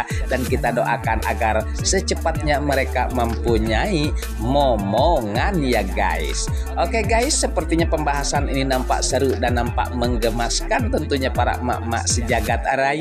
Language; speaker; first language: Indonesian; native; Indonesian